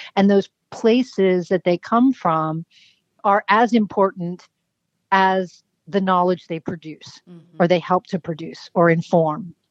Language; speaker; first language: English; native; English